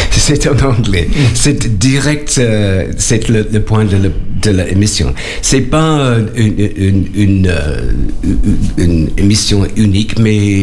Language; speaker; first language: French; non-native, learner; English